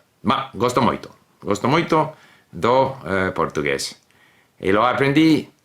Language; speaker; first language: Portuguese; non-native, learner; English